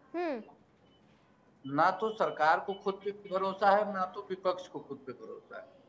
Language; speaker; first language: Hindi; native; Hindi